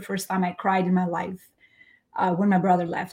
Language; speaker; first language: English; non-native, fluent; Albanian